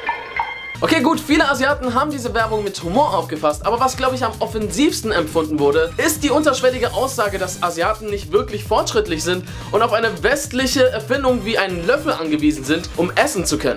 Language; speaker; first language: German; native; German